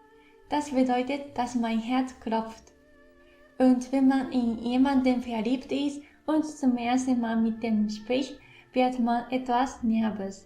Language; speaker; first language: German; non-native, fluent; Japanese